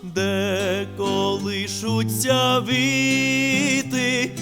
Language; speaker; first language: Ukrainian; native; Ukrainian